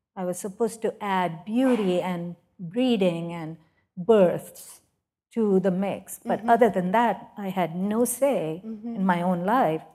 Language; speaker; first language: English; non-native, local second language; Urdu